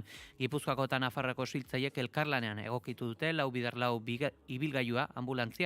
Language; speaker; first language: Basque; native; Basque